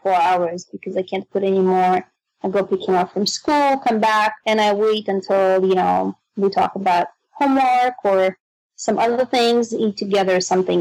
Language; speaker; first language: English; non-native, fluent; Russian